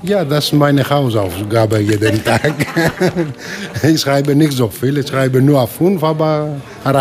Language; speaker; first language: German; non-native, learner; Greek